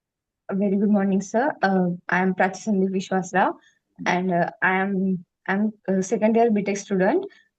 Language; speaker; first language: English; non-native, learner; Marathi